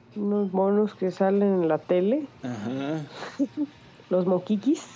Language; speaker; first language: Spanish; native; Spanish